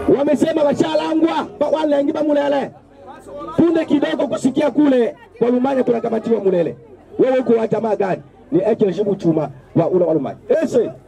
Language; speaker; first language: Swahili; non-native, local second language; Bembe